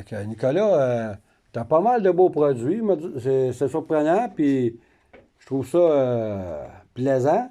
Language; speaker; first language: French; native; French